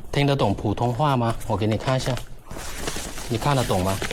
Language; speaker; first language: Chinese; native; Chinese